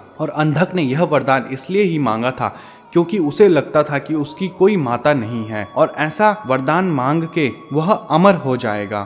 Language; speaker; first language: Hindi; native; Hindi